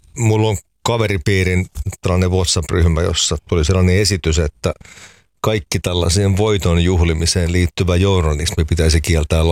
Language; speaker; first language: Finnish; native; Finnish